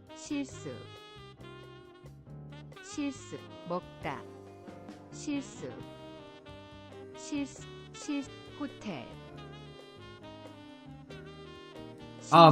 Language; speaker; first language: Korean; non-native, learner; English